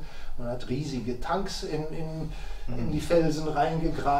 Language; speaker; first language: German; native; German